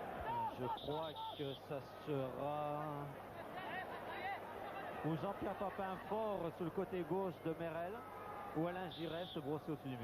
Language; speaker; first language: French; native; French